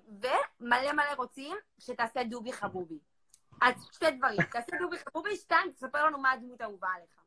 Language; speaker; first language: Hebrew; native; Hebrew